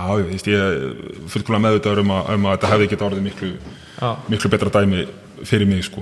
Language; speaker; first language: Icelandic; early bilingual, other home language; Russian